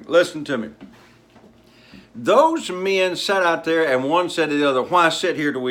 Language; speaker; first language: English; native; English